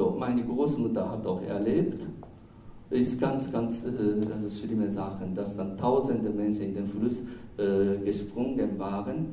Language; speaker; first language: German; non-native, fluent; Japanese